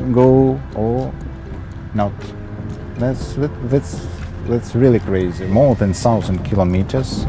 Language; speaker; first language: English; non-native, learner; Ukrainian